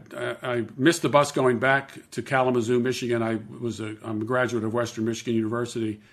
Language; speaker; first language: English; native; English